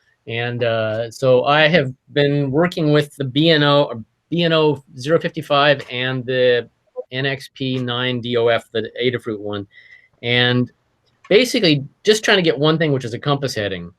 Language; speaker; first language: English; native; English